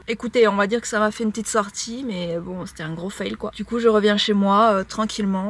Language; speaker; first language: French; native; French